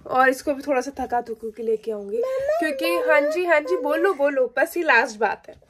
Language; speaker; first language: Hindi; native; Hindi